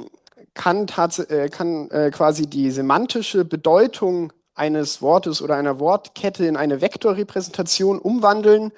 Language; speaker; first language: German; native; German